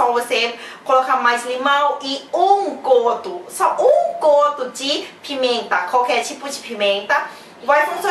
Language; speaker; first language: Portuguese; non-native, fluent; Thai